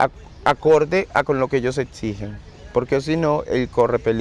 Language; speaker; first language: Spanish; native; Spanish